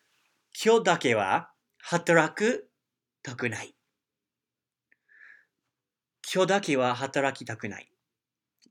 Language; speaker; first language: Japanese; non-native, learner; English